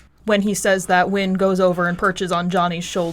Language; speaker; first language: English; native; English